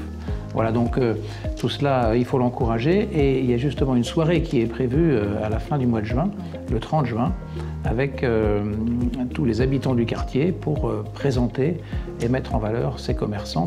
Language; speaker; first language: French; native; French